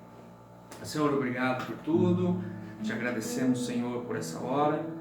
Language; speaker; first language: Portuguese; native; Portuguese